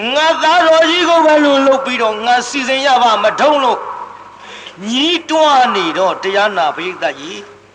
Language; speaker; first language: Burmese; native; Burmese